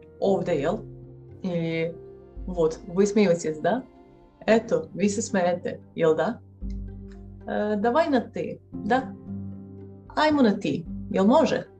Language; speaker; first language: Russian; non-native, fluent; Serbian